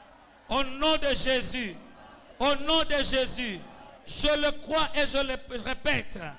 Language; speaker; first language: French; non-native, local second language; Swahili